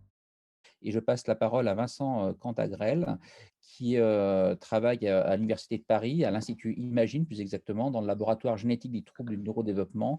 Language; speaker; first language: French; native; French